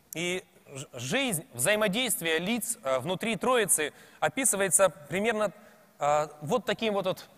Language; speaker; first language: Russian; native; Russian